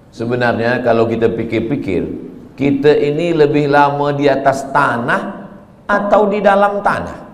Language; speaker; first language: Malay; native; Malay